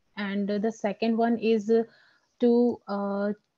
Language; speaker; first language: English; non-native, local second language; Hindi